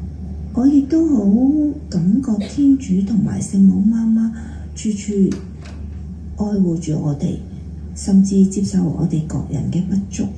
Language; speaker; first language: Cantonese; native; Cantonese